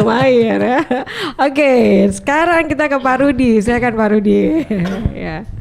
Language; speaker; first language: Indonesian; native; Indonesian